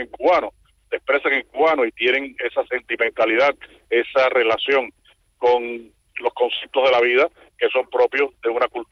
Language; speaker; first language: Spanish; native; Spanish